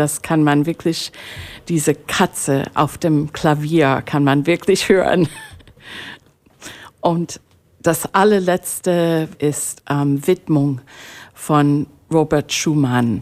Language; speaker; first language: German; non-native, fluent; English